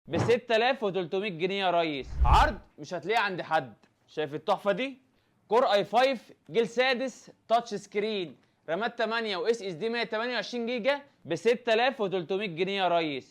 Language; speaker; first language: Arabic; native; Arabic